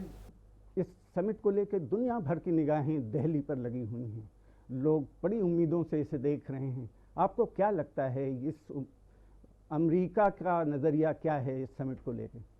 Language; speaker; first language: Urdu; native; Urdu